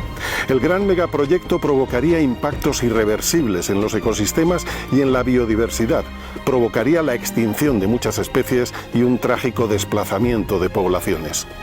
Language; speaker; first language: Spanish; native; Spanish